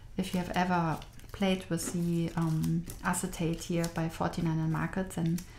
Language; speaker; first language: English; non-native, fluent; German